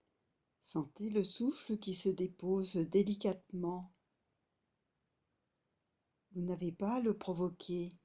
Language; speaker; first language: French; native; French